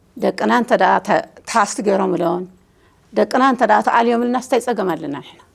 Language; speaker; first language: Tigrinya; native; Tigrinya